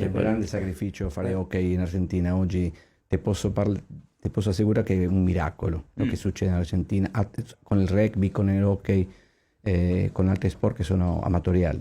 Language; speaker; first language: Italian; non-native, fluent; Spanish